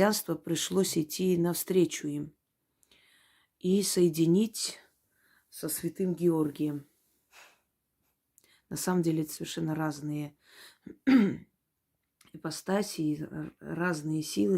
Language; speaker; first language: Russian; native; Russian